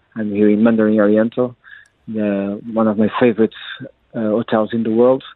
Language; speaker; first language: English; non-native, fluent; Portuguese